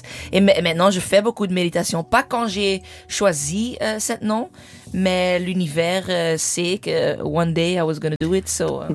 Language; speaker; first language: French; non-native, learner; English